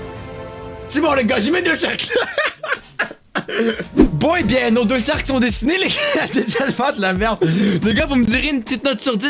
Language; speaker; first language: French; native; French